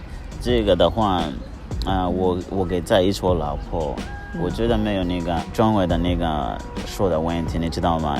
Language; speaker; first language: Chinese; non-native, learner; Kinyarwanda